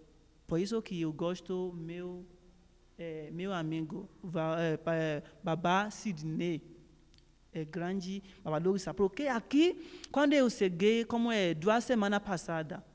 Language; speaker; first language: Portuguese; non-native, learner; Yoruba